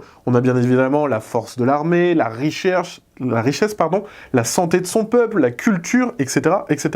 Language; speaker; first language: French; native; French